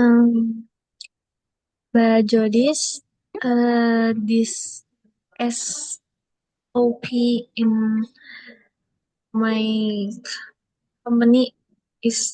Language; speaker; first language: English; non-native, learner; Indonesian